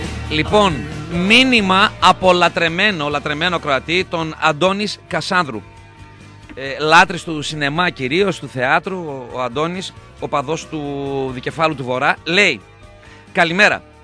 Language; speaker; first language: Greek; native; Greek